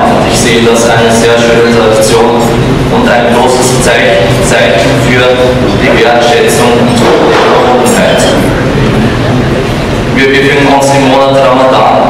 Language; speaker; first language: German; non-native, fluent; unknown